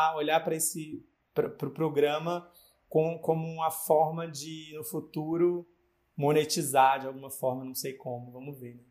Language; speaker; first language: Portuguese; native; Portuguese